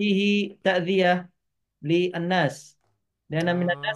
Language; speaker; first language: Arabic; non-native, fluent; Indonesian